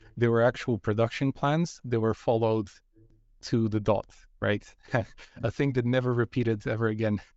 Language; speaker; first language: English; non-native, fluent; Bulgarian